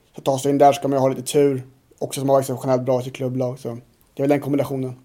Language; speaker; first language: Swedish; native; Swedish